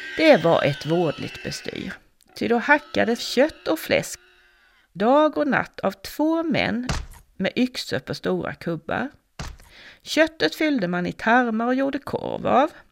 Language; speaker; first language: Swedish; native; Swedish